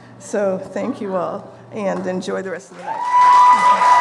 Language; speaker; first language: English; native; English